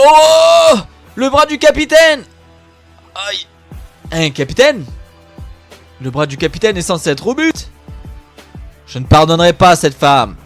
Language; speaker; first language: French; native; French